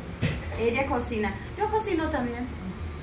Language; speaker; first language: Spanish; non-native, learner; Portuguese